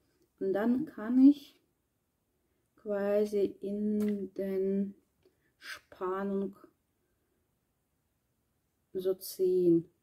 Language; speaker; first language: German; non-native, learner; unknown